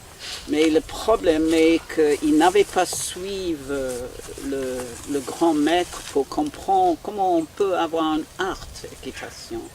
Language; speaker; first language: French; non-native, fluent; English